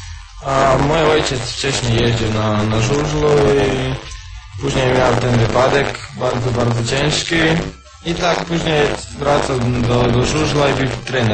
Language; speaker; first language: Polish; non-native, learner; Croatian